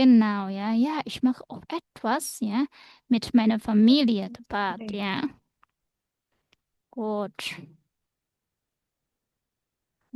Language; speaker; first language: German; non-native, fluent; Indonesian